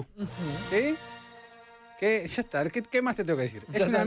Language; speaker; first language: Spanish; native; Spanish